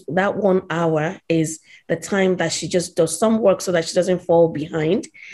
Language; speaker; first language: English; non-native, local second language; Yoruba